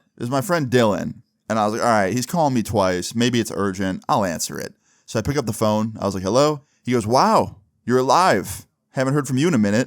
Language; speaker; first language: English; native; English